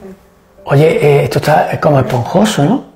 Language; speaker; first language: Spanish; native; Spanish